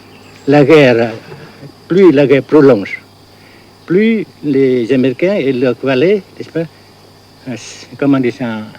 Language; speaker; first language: French; non-native, local second language; Vietnamese